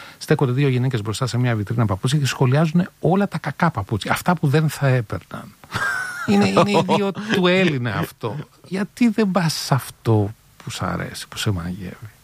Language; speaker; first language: Greek; native; Greek